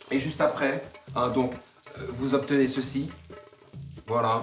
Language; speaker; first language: French; native; French